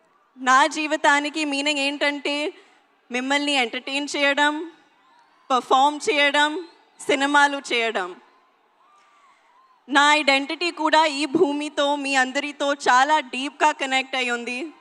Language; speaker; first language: Telugu; non-native, learner; Hindi